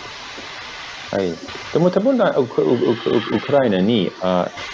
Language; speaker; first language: Japanese; non-native, learner; English